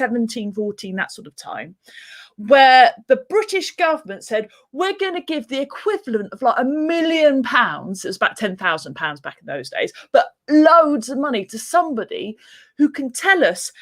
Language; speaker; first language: English; native; English